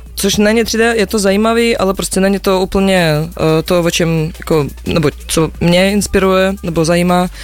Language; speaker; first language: Czech; non-native, fluent; Russian